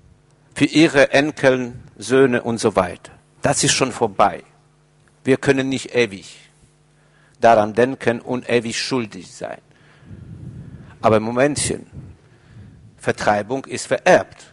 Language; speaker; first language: German; non-native, fluent; Polish